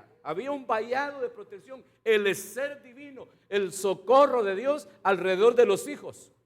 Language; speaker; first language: Spanish; native; Spanish